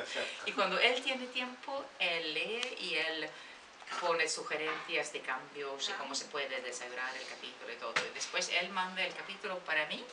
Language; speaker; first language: Spanish; non-native, fluent; Swedish